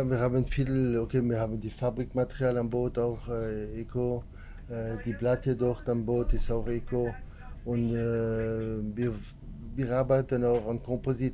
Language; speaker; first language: German; non-native, learner; French